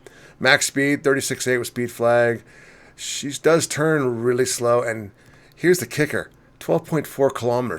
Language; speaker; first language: English; native; English